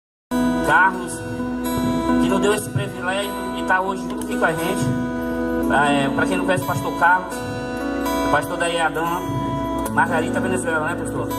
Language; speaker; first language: Portuguese; native; Portuguese